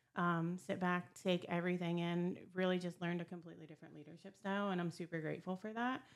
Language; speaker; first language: English; native; English